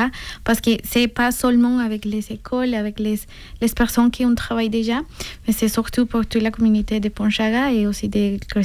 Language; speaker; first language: French; non-native, learner; Spanish